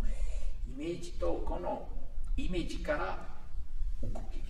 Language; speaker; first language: Japanese; non-native, learner; Italian